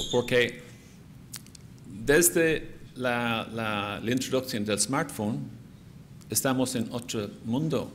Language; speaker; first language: Spanish; non-native, fluent; English